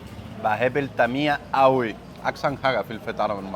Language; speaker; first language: Arabic; non-native, learner; Spanish